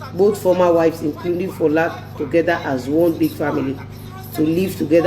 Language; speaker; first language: English; non-native, local second language; Yoruba